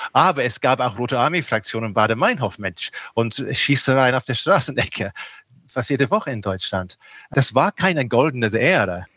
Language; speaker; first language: German; non-native, fluent; English